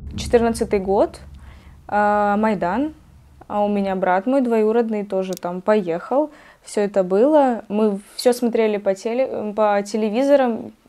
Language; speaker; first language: Russian; native; Russian